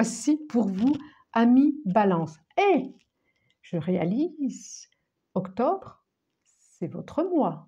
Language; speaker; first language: French; native; French